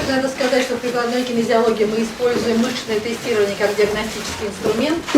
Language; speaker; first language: Russian; native; Russian